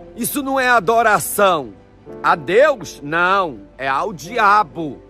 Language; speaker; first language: Portuguese; native; Portuguese